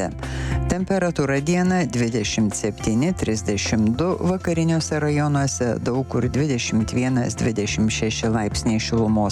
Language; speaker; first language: Lithuanian; native; Lithuanian